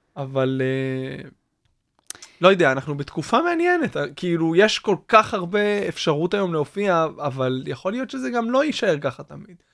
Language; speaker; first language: Hebrew; native; Hebrew